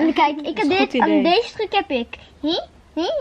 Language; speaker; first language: Dutch; early bilingual, other home language; Turkish